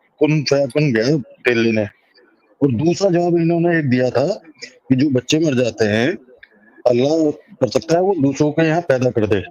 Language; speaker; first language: Urdu; native; Urdu